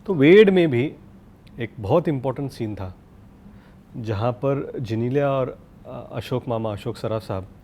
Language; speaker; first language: Hindi; non-native, local second language; Marathi